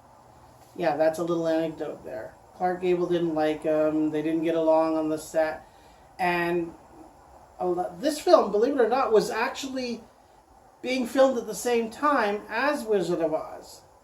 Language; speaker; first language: English; native; English